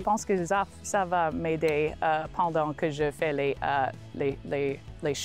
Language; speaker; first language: French; non-native, learner; English